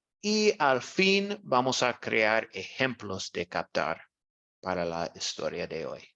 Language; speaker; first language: Spanish; non-native, fluent; English